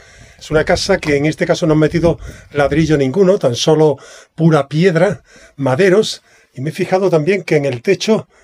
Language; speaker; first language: Spanish; native; Spanish